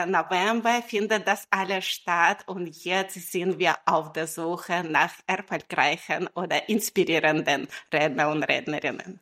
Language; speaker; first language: German; non-native, fluent; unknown